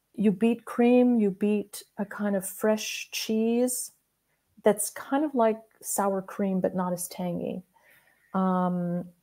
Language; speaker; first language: English; native; English